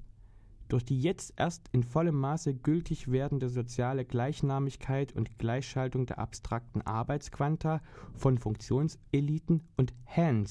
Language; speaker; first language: German; native; German